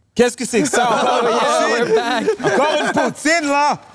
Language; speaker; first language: French; native; French